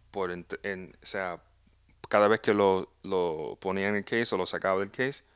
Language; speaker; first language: Spanish; native; Spanish